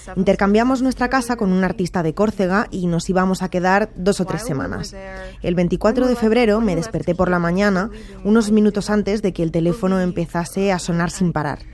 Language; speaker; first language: Spanish; non-native, fluent; Ukrainian